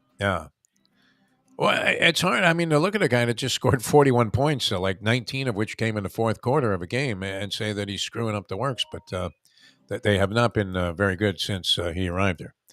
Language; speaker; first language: English; native; English